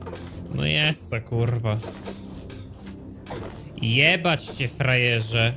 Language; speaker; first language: Polish; native; Polish